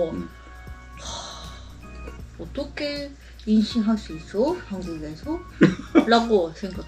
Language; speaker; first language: Korean; non-native, learner; Japanese